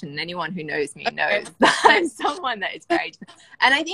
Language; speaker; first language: English; native; English